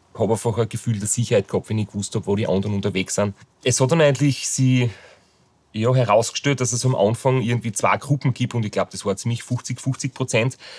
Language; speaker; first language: German; native; German